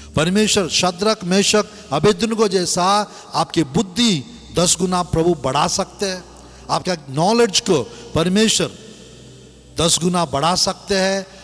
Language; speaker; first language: Hindi; non-native, local second language; Telugu